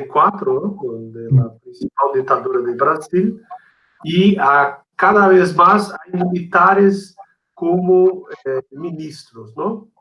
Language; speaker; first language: Spanish; non-native, fluent; Portuguese